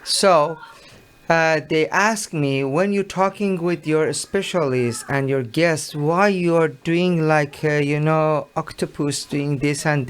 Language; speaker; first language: English; non-native, learner; Persian